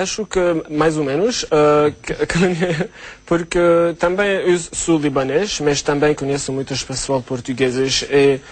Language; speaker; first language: Portuguese; non-native, learner; Arabic